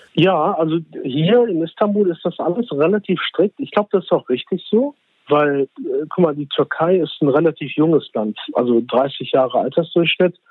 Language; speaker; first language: German; early bilingual, other home language; Turkish